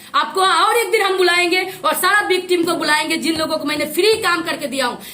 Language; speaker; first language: Hindi; native; Hindi